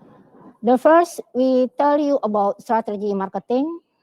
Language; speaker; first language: English; non-native, learner; Indonesian